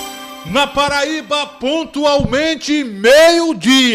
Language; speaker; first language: Portuguese; native; Portuguese